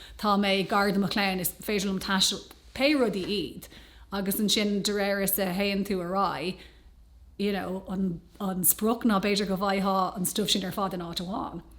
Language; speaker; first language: Irish; non-native, local second language; English